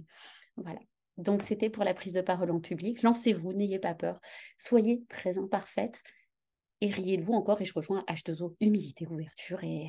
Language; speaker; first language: French; native; French